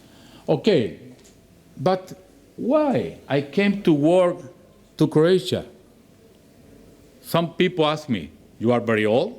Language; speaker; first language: English; non-native, learner; Spanish